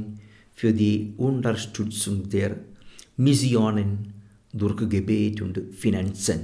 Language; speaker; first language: German; non-native, fluent; Malayalam